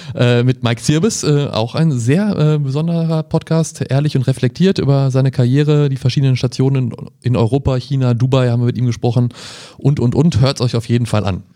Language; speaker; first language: German; native; German